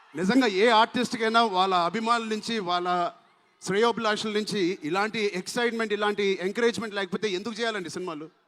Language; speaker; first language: Telugu; native; Telugu